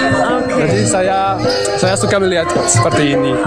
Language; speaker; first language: Indonesian; non-native, learner; French